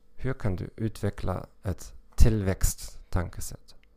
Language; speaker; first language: Swedish; non-native, learner; German